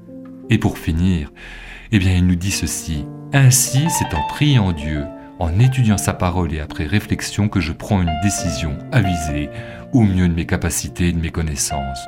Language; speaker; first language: French; native; French